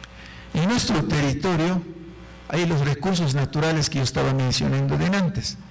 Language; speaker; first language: Spanish; non-native, local second language; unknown